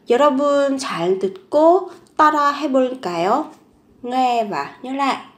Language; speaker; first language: Korean; non-native, fluent; Vietnamese